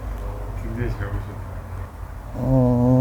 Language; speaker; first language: Korean; native; Korean